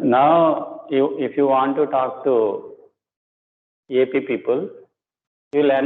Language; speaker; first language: English; non-native, local second language; Telugu